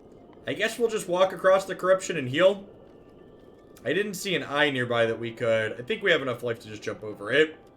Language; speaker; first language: English; native; English